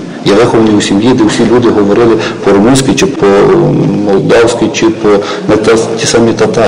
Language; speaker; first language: Ukrainian; native; Ukrainian